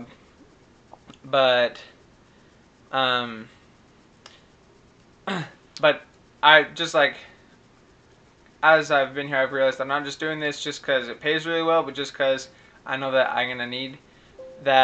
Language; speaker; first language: English; native; English